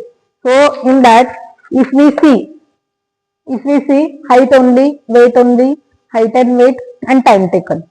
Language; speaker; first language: English; non-native, local second language; Marathi